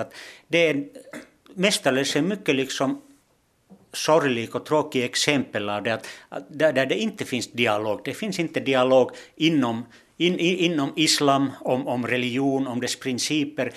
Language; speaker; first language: Swedish; non-native, local second language; Finnish